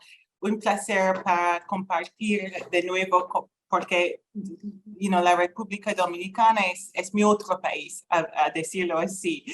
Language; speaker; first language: Spanish; non-native, fluent; English